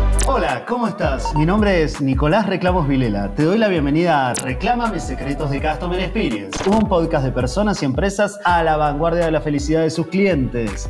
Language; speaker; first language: Spanish; native; Spanish